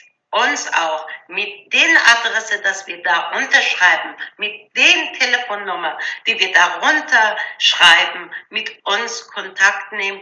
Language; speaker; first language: German; non-native, learner; Persian